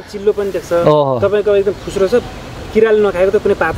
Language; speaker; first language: Nepali; native; Nepali